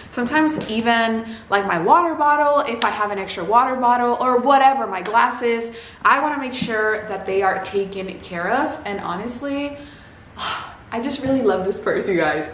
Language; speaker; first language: English; early bilingual, other home language; Spanish